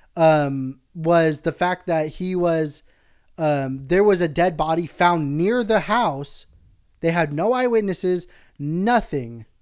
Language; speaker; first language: English; early bilingual, other home language; Spanish